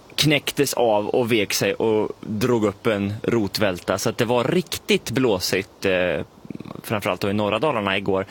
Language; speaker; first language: Swedish; native; Swedish